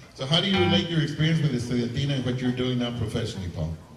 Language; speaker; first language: English; early bilingual, other home language; Spanish